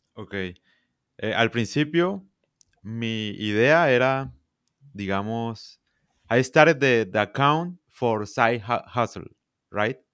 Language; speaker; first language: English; non-native, learner; Spanish